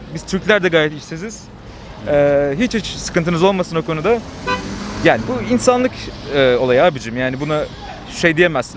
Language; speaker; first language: Turkish; native; Turkish